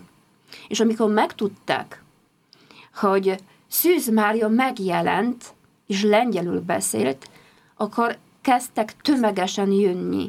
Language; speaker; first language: Hungarian; non-native, fluent; Polish